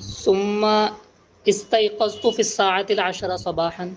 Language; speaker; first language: Arabic; non-native, learner; Urdu